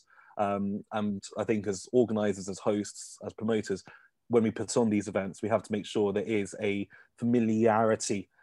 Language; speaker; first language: English; native; English